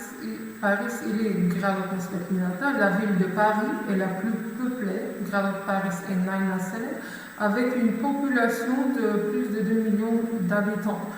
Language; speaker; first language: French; non-native, fluent; Macedonian